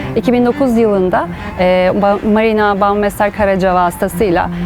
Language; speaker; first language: Turkish; native; Turkish